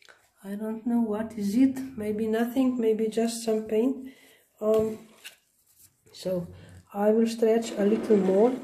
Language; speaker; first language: English; non-native, learner; Slovenian